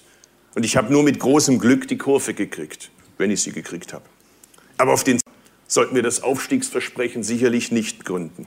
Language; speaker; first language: German; early bilingual, other home language; Turkish